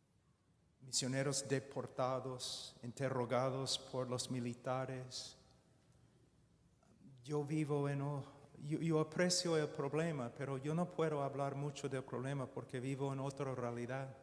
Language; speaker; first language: Spanish; non-native, fluent; English